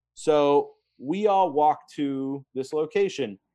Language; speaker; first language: English; native; English